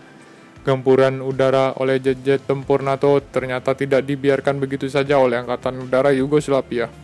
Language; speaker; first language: Indonesian; native; Indonesian